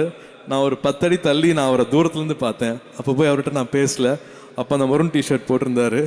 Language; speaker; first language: Tamil; native; Tamil